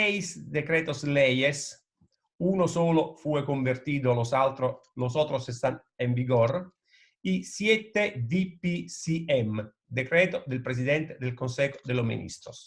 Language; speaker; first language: Spanish; non-native, fluent; Italian